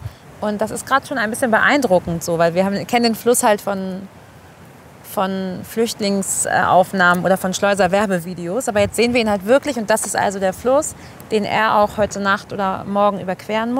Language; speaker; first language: German; native; German